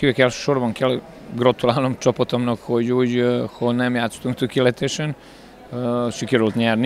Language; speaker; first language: Hungarian; non-native, learner; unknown